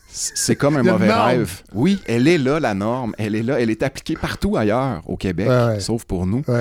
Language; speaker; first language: French; native; French